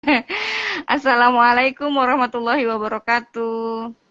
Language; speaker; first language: Indonesian; native; Indonesian